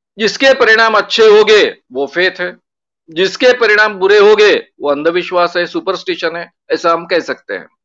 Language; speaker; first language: Hindi; non-native, local second language; Marathi